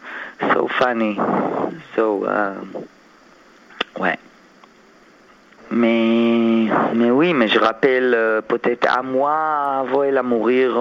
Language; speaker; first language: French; non-native, learner; Hebrew